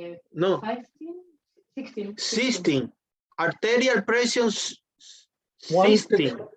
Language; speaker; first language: English; non-native, learner; Spanish